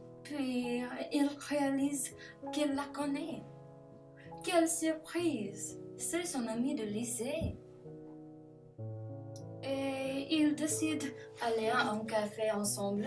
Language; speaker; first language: French; non-native, learner; English